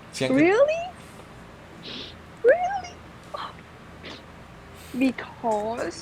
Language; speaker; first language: English; non-native, learner; Thai